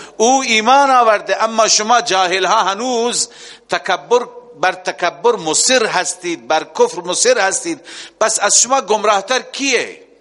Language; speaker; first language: Persian; native; Persian